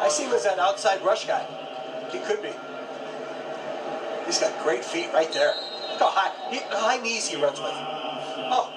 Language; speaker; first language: English; native; English